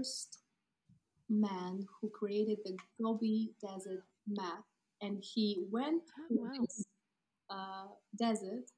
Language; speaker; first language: English; non-native, fluent; Kazakh